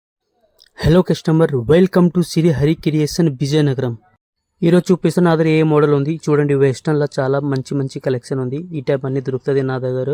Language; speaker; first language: Telugu; non-native, local second language; Hindi